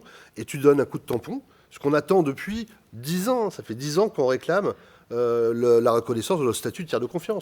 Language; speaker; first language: French; native; French